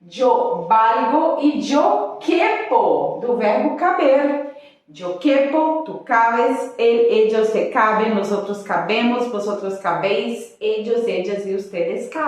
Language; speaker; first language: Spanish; non-native, fluent; Portuguese